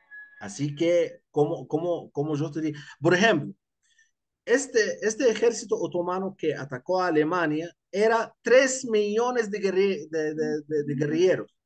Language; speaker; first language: Spanish; non-native, fluent; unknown